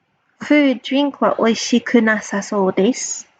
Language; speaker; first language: Japanese; non-native, fluent; English